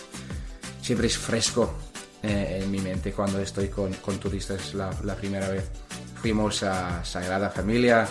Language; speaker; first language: Spanish; non-native, learner; English